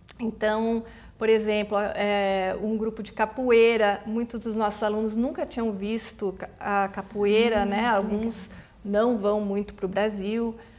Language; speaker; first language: Portuguese; native; Portuguese